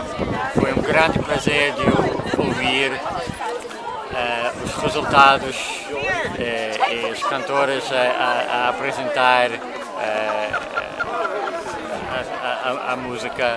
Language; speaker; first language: Portuguese; non-native, fluent; English